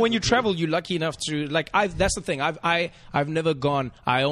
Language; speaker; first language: English; native; English